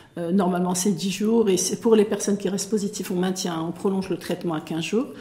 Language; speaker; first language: French; non-native, local second language; Arabic